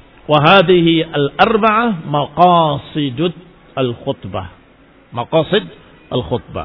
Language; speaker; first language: Arabic; non-native, fluent; Indonesian